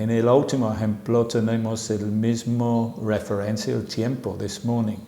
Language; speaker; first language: Spanish; non-native, fluent; English